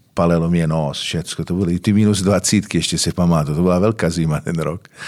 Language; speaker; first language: Czech; non-native, fluent; Italian